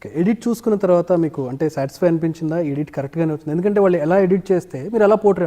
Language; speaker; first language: Telugu; native; Telugu